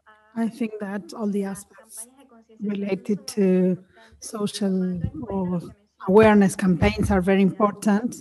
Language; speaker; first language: English; non-native, fluent; Spanish